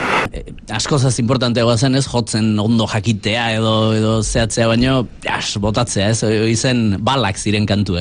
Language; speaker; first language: Basque; native; Basque